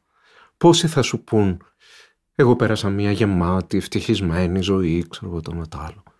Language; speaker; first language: Greek; native; Greek